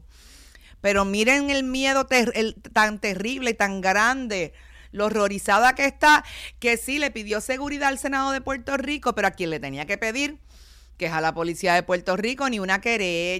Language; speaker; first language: Spanish; native; Spanish